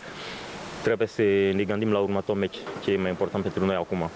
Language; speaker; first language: Romanian; non-native, learner; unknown